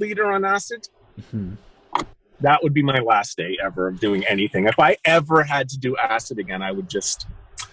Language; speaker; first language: English; native; English